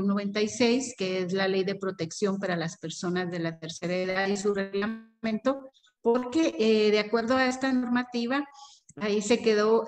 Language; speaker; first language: Spanish; native; Spanish